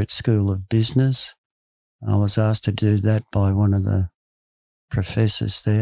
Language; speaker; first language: English; native; English